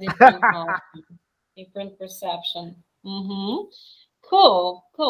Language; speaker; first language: English; non-native, fluent; Russian